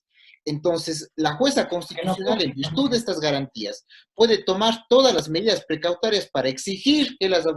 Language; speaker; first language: Spanish; native; Spanish